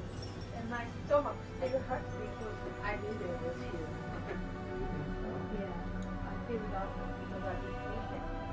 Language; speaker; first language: English; non-native, learner; Japanese